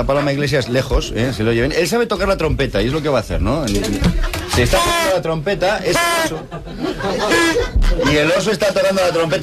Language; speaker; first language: Spanish; native; Spanish